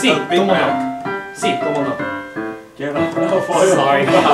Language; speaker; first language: Spanish; non-native, learner; English